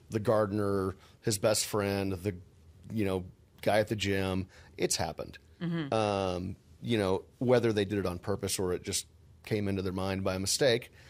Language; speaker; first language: English; native; English